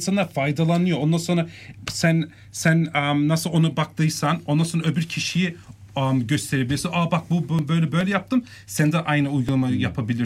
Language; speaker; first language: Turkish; early bilingual, heritage; Turkish